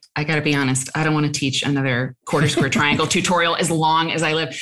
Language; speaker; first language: English; native; English